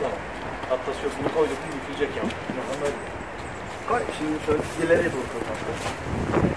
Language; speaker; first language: Turkish; native; Turkish